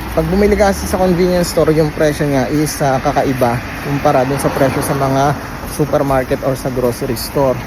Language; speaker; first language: Filipino; native; Filipino